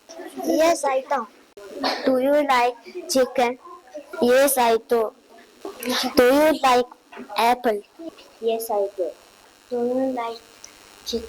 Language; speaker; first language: English; non-native, learner; Mongolian